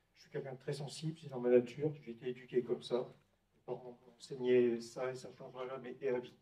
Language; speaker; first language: French; native; French